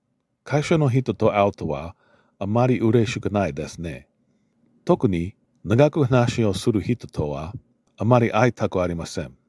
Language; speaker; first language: Japanese; non-native, learner; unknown